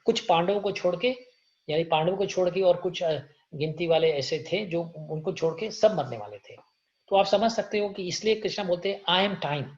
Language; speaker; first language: Hindi; native; Hindi